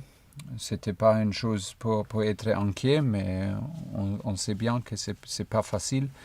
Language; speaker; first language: French; non-native, fluent; German